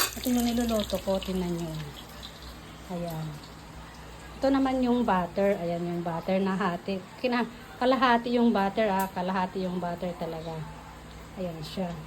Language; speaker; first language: Filipino; non-native, local second language; Iloko